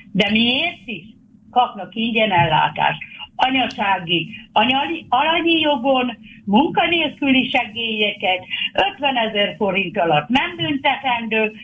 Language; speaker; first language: Hungarian; native; Hungarian